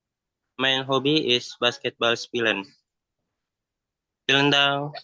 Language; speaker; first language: German; non-native, learner; Indonesian